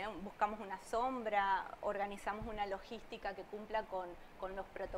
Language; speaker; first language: Spanish; native; Spanish